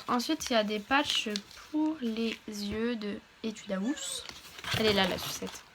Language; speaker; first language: French; native; French